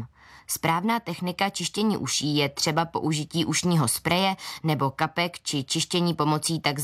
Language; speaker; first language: Czech; native; Czech